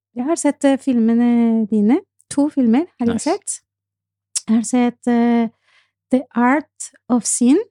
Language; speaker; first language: Norwegian; non-native, fluent; Spanish